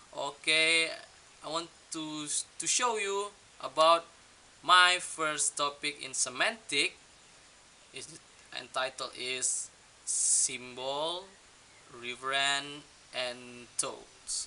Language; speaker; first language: English; non-native, learner; Indonesian